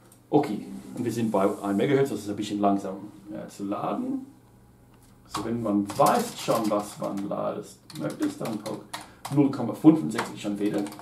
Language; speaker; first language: German; non-native, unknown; English